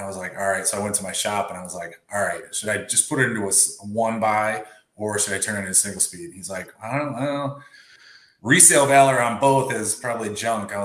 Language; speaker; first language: English; native; English